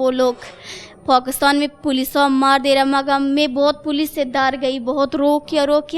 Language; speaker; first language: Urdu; non-native, learner; Persian